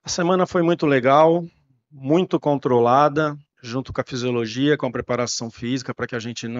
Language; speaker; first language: Portuguese; native; Portuguese